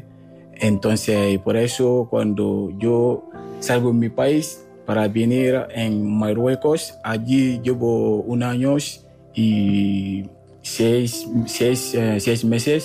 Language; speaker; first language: Spanish; non-native, learner; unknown